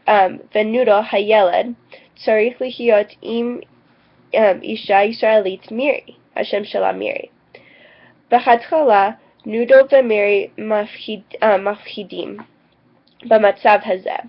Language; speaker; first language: Hebrew; non-native, learner; English